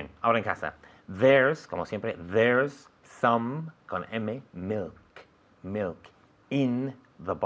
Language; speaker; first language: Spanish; non-native, fluent; English